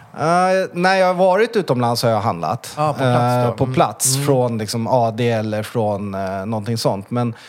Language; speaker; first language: Swedish; early bilingual, other home language; Chinese